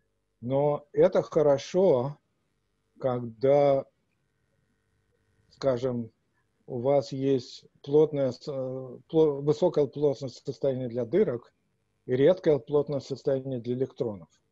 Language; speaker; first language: Russian; native; Russian